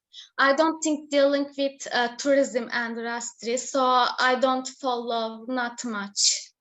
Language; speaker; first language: English; non-native, learner; Turkish